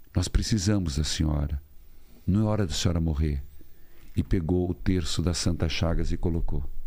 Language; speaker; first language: Portuguese; native; Portuguese